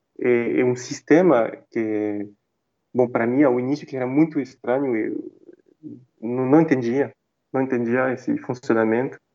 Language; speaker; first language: Portuguese; non-native, fluent; French